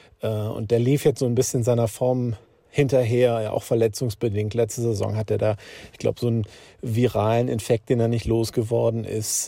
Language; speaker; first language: German; native; German